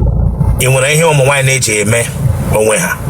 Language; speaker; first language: Igbo; native; Igbo